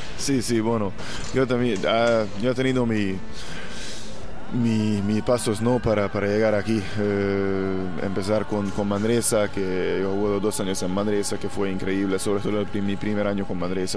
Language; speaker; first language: Spanish; non-native, fluent; Hungarian